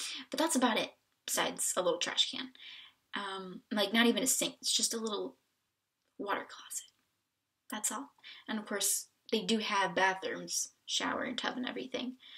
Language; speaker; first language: English; native; English